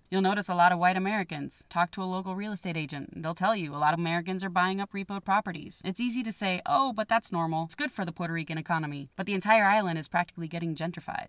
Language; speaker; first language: English; native; English